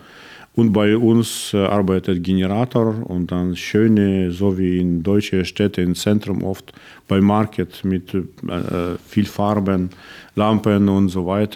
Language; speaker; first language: German; non-native, learner; Russian